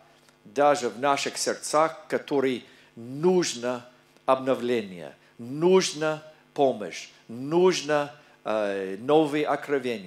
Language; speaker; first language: Russian; non-native, learner; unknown